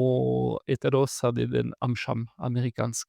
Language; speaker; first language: Norwegian; non-native, fluent; French